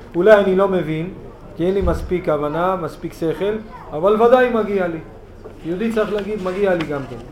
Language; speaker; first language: Hebrew; native; Hebrew